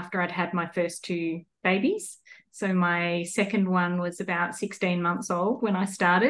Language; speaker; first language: English; native; English